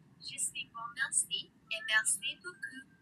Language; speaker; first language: French; non-native, learner; English